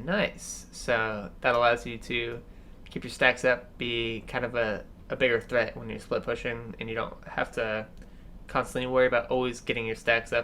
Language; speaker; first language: English; native; English